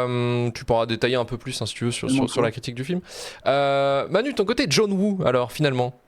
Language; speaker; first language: French; native; French